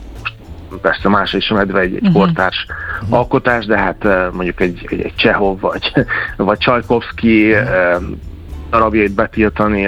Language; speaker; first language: Hungarian; native; Hungarian